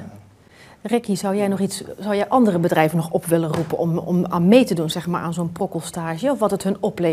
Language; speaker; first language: Dutch; native; Dutch